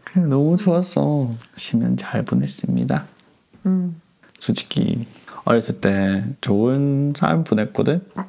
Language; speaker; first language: Korean; non-native, learner; English